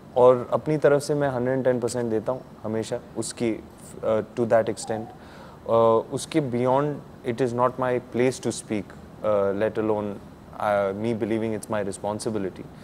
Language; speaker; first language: Hindi; native; Hindi